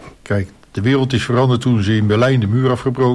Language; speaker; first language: Dutch; native; Dutch